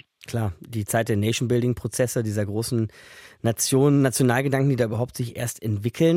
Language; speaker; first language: German; native; German